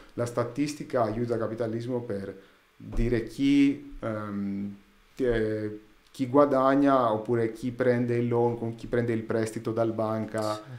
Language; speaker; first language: Italian; non-native, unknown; Greek